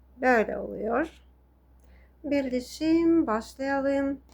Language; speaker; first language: Turkish; non-native, fluent; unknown